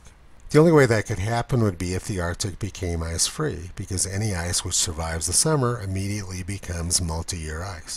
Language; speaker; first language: English; native; English